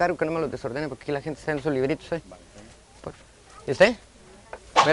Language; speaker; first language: Spanish; native; Spanish